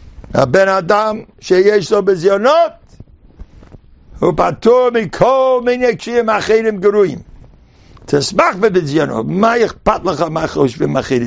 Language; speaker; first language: Hebrew; non-native, fluent; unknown